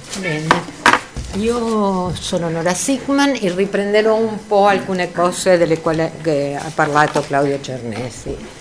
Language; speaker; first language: Italian; non-native, fluent; Spanish